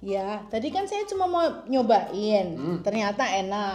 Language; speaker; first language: Indonesian; native; Indonesian